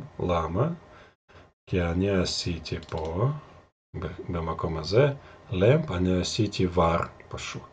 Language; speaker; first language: Hebrew; non-native, fluent; Russian